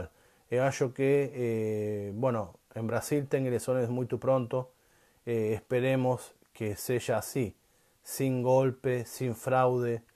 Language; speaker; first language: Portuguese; non-native, learner; Spanish